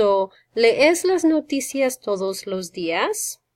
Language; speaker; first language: Spanish; non-native, fluent; English